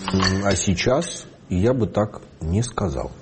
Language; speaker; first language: Russian; native; Russian